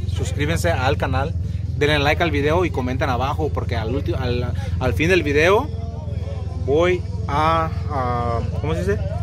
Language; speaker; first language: Spanish; early bilingual, heritage; Spanish